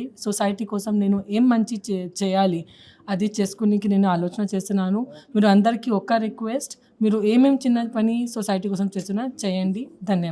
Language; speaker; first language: Telugu; non-native, learner; Hindi